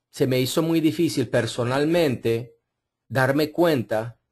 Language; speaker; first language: Spanish; early bilingual, heritage; Spanish